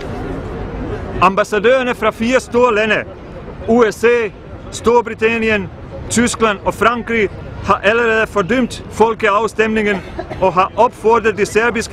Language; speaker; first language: Danish; non-native, fluent; Bosnian